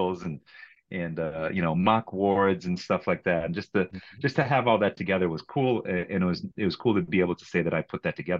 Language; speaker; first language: English; native; English